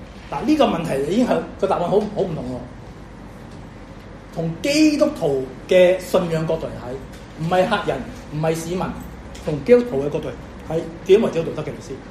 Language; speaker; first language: Cantonese; native; Cantonese